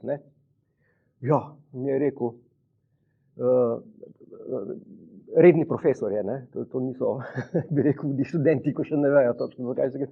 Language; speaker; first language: Slovenian; native; Slovenian